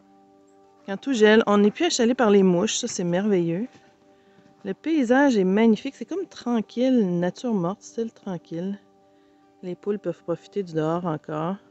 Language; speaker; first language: French; native; French